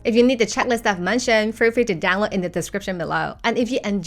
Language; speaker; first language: English; non-native, fluent; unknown